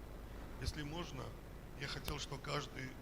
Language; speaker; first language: Russian; non-native, fluent; Armenian